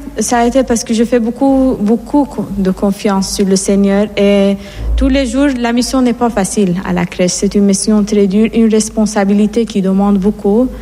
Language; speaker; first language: French; non-native, fluent; Persian